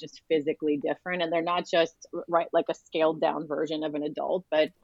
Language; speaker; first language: English; native; English